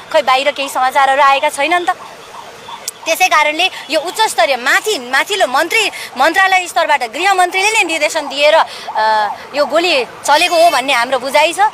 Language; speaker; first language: Nepali; native; Nepali